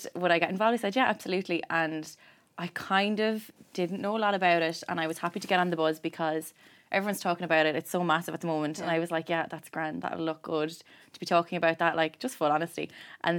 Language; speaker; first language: English; native; English